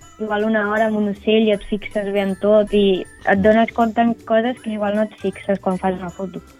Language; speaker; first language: Catalan; native; Catalan